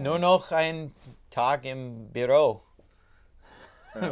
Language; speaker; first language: German; non-native, learner; English